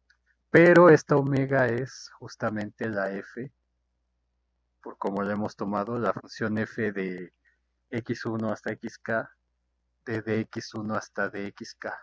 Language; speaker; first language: Spanish; native; Spanish